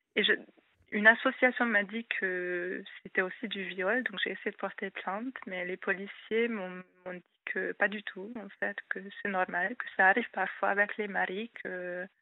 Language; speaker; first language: French; non-native, fluent; Hungarian